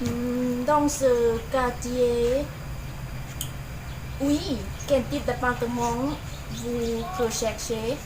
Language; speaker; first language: French; non-native, learner; Lao